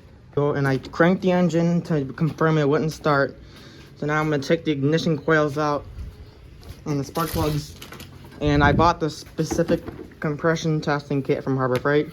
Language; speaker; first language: English; native; English